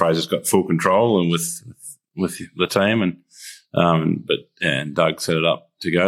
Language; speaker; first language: English; native; English